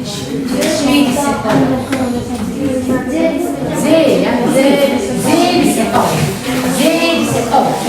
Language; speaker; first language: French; non-native, fluent; Indonesian